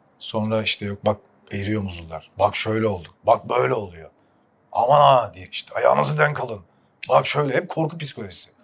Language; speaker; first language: Turkish; early bilingual, heritage; Turkish